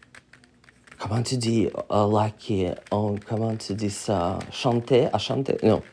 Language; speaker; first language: French; non-native, learner; Russian